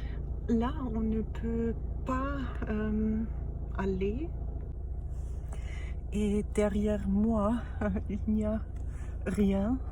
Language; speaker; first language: French; non-native, fluent; German